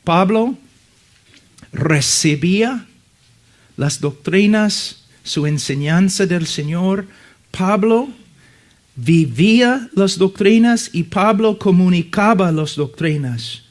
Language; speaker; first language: Spanish; non-native, fluent; English